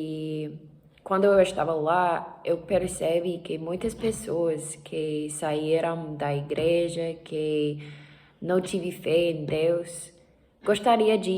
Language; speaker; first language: Portuguese; non-native, learner; English